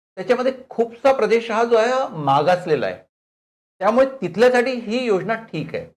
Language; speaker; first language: Marathi; native; Marathi